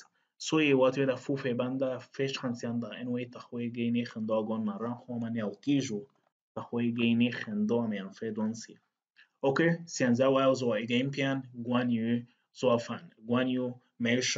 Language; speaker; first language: Chinese; non-native, fluent; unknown